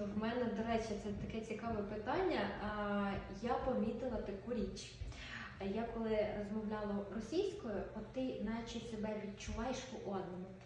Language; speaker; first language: Ukrainian; non-native, local second language; Russian